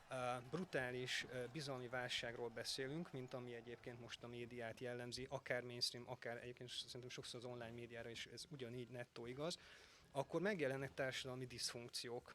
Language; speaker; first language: Hungarian; native; Hungarian